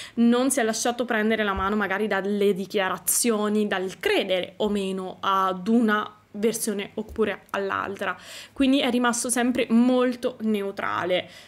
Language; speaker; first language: Italian; native; Italian